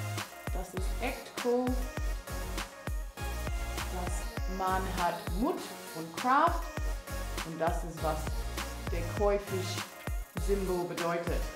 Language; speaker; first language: German; non-native, learner; English